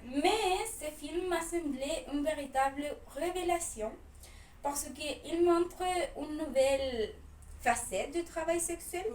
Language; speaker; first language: French; non-native, fluent; Spanish